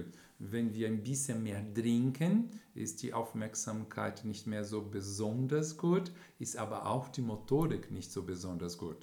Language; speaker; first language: German; non-native, fluent; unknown